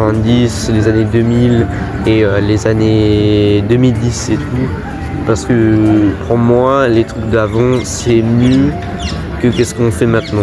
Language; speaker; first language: French; early bilingual, other home language; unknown